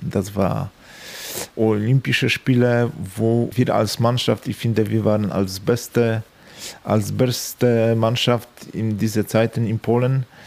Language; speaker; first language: German; non-native, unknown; Polish